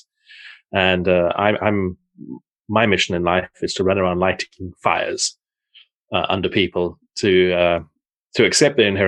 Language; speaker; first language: English; native; English